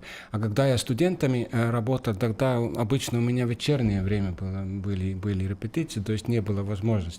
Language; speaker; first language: Russian; non-native, fluent; Estonian